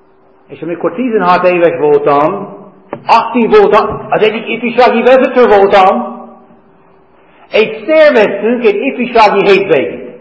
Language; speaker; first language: Hungarian; non-native, fluent; English